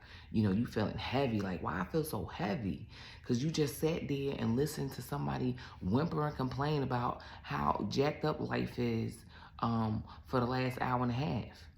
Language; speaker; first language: English; native; English